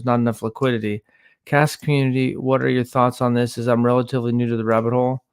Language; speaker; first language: English; native; English